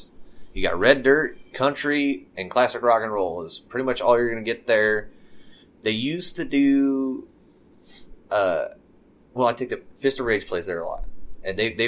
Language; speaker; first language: English; native; English